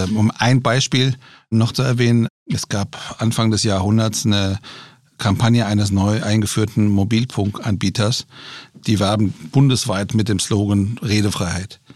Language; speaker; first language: German; early bilingual, other home language; Persian